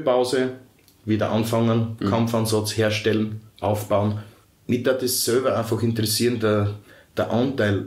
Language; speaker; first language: German; native; German